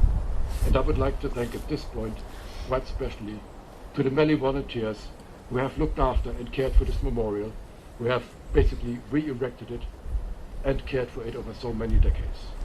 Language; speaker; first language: English; non-native, fluent; German